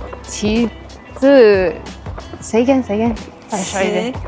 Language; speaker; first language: Chinese; non-native, learner; English